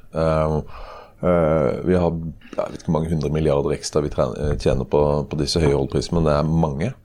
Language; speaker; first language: Norwegian; native; Norwegian